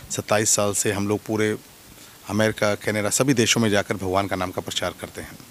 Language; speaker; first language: Hindi; native; Hindi